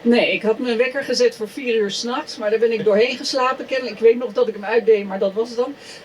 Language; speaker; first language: Dutch; native; Dutch